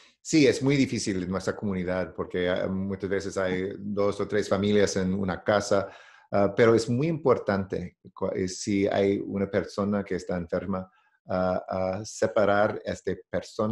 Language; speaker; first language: Spanish; non-native, learner; English